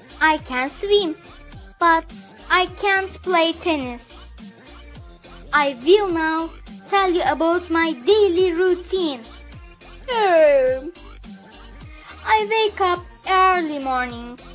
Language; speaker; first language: English; non-native, learner; Turkish